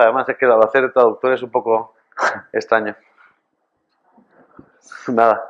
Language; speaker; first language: Spanish; native; Spanish